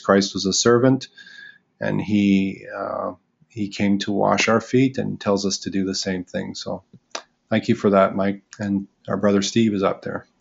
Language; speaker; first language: English; native; English